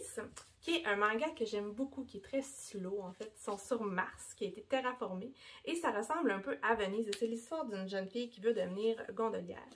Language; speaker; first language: French; native; French